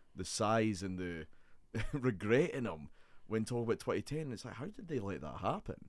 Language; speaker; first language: English; native; English